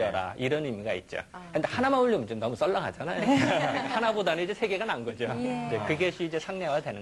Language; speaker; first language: Korean; native; Korean